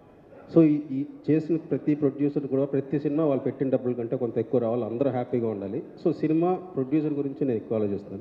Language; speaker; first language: Telugu; native; Telugu